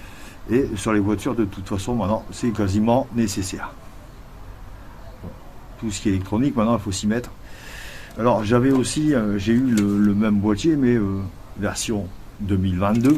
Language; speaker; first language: French; native; French